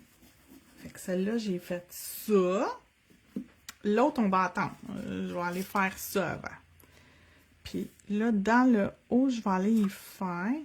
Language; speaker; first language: French; native; French